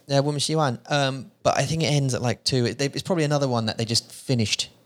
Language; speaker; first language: English; native; English